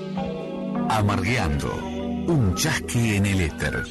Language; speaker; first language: Spanish; native; Spanish